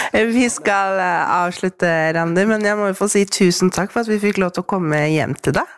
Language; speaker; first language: Norwegian; native; Norwegian